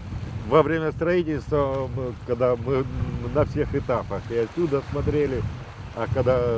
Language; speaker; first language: Russian; native; Russian